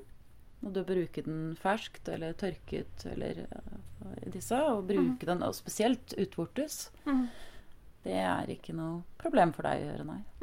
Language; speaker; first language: Norwegian; native; Norwegian